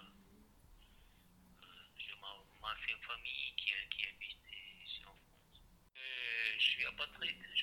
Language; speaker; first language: French; non-native, learner; Chechen